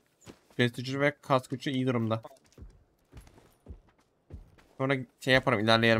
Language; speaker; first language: Turkish; native; Turkish